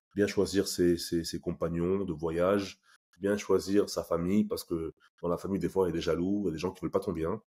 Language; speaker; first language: French; native; French